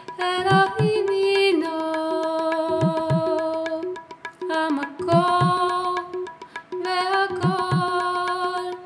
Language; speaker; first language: Hebrew; native; Hebrew